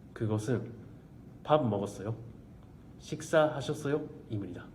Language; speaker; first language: Korean; non-native, fluent; Japanese